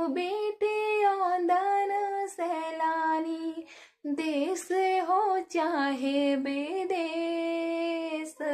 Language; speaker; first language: Hindi; native; Hindi